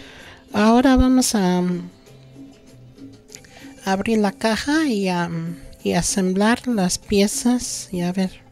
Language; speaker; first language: Spanish; early bilingual, heritage; Spanish